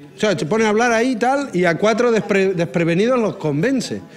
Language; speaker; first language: Spanish; non-native, local second language; Catalan